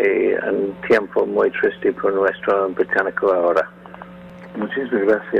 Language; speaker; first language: Spanish; non-native, learner; English